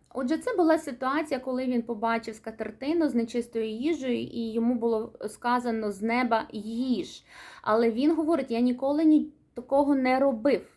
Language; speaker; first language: Ukrainian; non-native, local second language; Russian